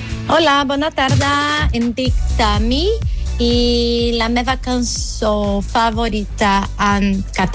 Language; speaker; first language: Catalan; non-native, learner; Portuguese